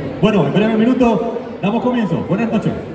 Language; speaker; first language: Spanish; native; Spanish